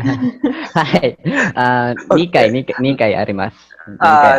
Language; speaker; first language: Japanese; non-native, learner; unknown